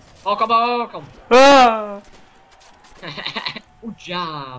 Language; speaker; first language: Swedish; native; Swedish